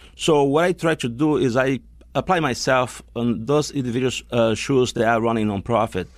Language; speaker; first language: English; non-native, fluent; Portuguese